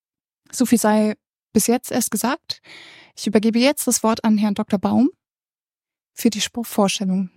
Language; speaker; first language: German; native; German